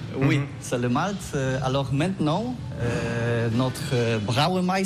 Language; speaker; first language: French; non-native, learner; Polish